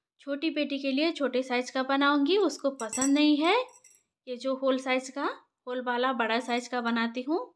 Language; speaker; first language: Hindi; non-native, local second language; Bangla